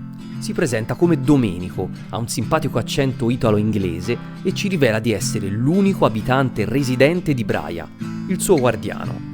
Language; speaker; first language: Italian; native; Italian